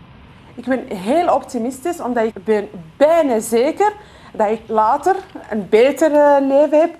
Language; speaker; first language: Dutch; non-native, fluent; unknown